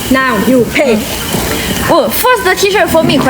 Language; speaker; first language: English; non-native, learner; Thai